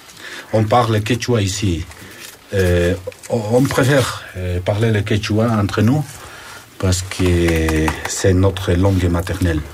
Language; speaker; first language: French; non-native, fluent; Quechua